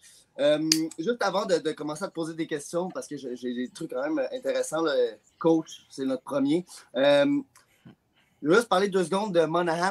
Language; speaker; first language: French; native; French